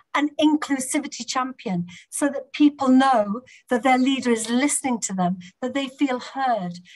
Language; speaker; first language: English; native; English